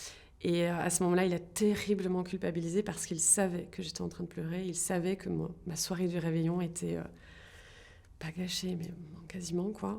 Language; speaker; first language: French; native; French